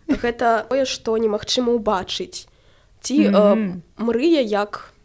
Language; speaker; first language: Belarusian; non-native, local second language; Russian